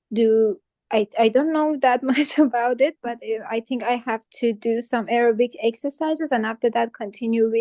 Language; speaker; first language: English; non-native, fluent; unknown